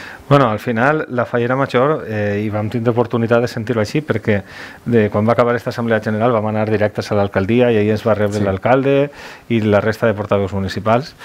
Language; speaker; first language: Catalan; native; Catalan